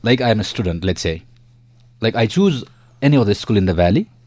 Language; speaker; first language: English; non-native, local second language; Nepali